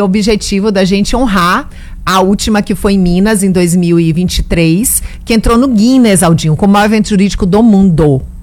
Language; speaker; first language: Portuguese; native; Portuguese